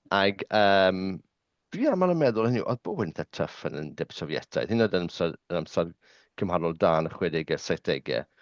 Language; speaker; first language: Welsh; non-native, local second language; English